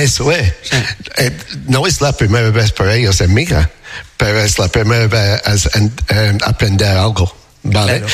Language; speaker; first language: Spanish; non-native, learner; English